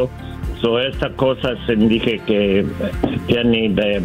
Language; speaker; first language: Spanish; non-native, learner; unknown